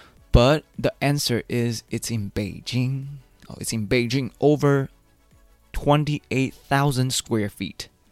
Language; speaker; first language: English; non-native, fluent; Chinese